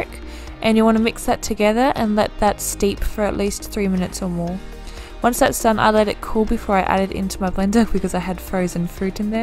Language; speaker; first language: English; native; English